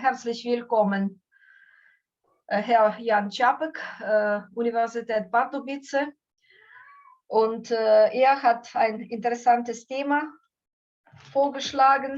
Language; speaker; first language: German; non-native, fluent; Ukrainian